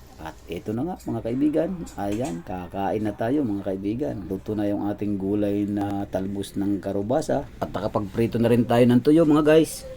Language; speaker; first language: Filipino; non-native, local second language; Cebuano